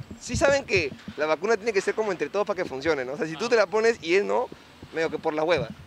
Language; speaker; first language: Spanish; native; Spanish